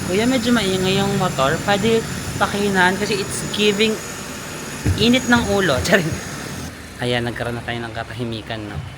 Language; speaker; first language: Filipino; non-native, local second language; Waray